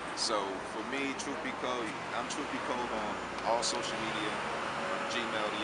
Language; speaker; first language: English; native; English